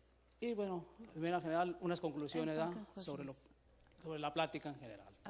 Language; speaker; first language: Spanish; native; Spanish